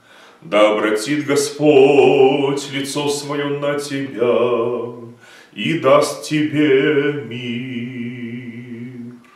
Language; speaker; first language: Russian; native; Russian